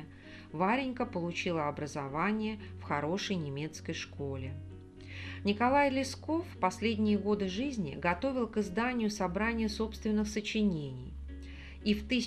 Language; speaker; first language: Russian; native; Russian